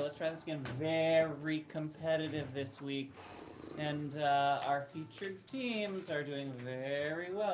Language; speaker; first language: English; native; English